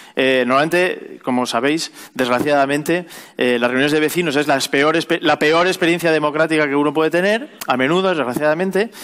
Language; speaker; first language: Spanish; native; Spanish